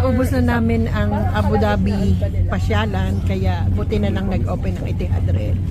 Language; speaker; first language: Filipino; native; Filipino